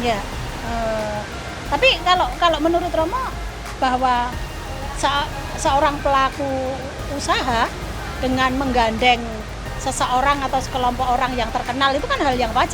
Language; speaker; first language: Indonesian; native; Indonesian